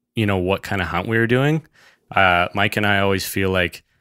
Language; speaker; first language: English; native; English